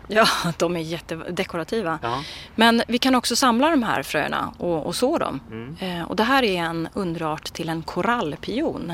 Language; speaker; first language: Swedish; native; Swedish